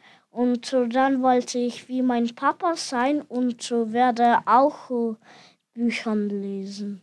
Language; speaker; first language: German; non-native, learner; Ukrainian